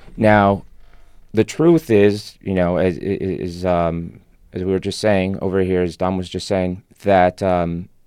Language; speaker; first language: English; non-native, fluent; Spanish